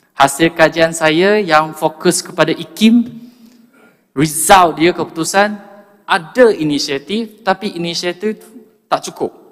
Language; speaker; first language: Malay; non-native, local second language; Chinese